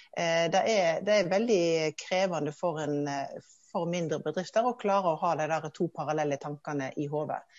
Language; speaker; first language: Norwegian; native; Norwegian